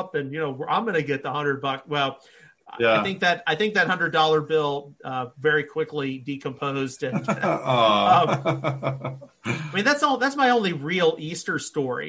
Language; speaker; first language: English; native; English